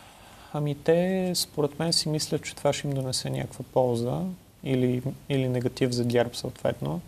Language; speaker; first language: Bulgarian; native; Bulgarian